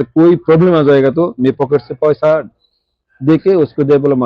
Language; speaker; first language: Hindi; non-native, local second language; Bangla